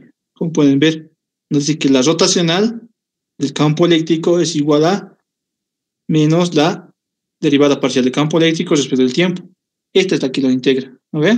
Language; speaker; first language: Spanish; native; Spanish